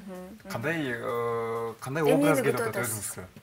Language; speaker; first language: Kyrgyz; native; Kyrgyz